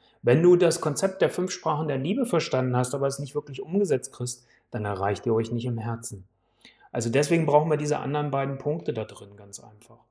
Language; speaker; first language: German; native; German